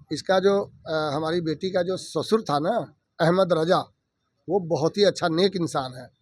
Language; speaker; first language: Hindi; native; Hindi